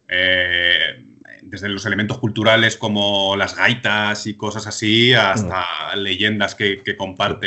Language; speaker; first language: Spanish; native; Spanish